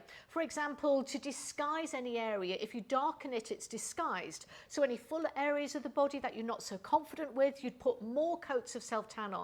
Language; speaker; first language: English; native; English